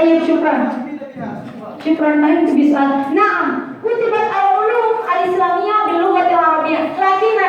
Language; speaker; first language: Arabic; non-native, learner; Indonesian